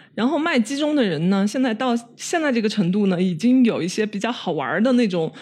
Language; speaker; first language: Chinese; native; Chinese